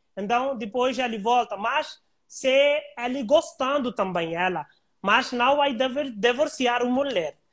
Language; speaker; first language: Portuguese; non-native, learner; Hindi